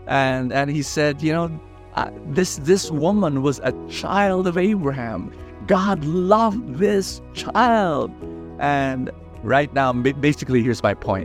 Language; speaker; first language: English; non-native, local second language; Filipino